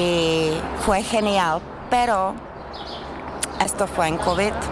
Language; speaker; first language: Spanish; non-native, fluent; Czech